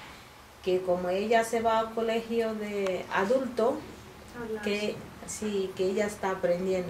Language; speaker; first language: Spanish; non-native, fluent; Bambara